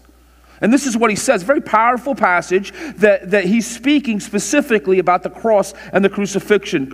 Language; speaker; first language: English; native; English